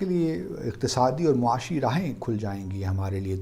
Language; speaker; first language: Urdu; native; Urdu